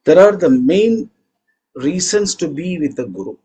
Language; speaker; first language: English; non-native, local second language; Tamil